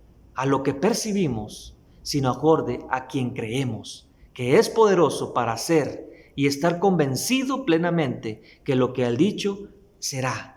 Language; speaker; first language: Spanish; native; Spanish